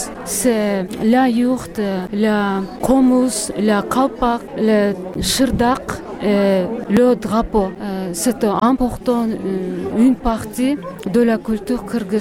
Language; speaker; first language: French; non-native, learner; Kyrgyz